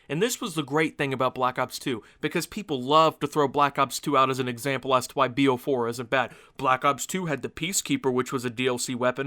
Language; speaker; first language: English; native; English